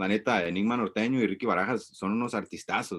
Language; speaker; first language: Spanish; early bilingual, other home language; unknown